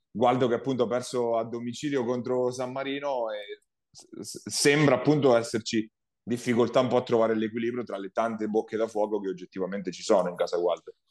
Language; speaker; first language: Italian; native; Italian